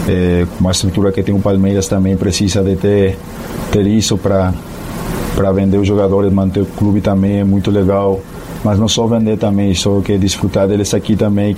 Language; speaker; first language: Portuguese; non-native, fluent; Spanish